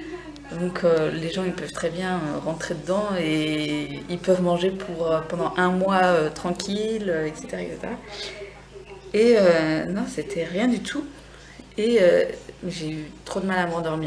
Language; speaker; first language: French; native; French